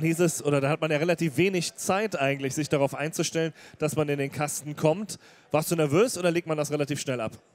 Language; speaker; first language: German; native; German